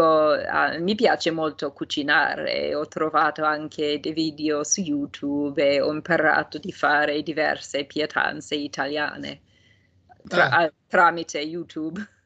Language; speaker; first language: Italian; non-native, fluent; English